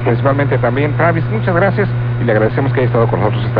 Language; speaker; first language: Spanish; native; Spanish